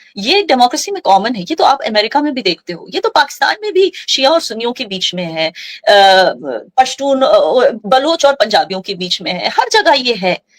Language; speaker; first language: Hindi; non-native, local second language; Kashmiri